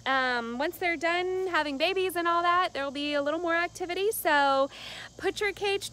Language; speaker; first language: English; native; English